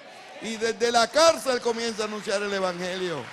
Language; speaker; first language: Spanish; native; Spanish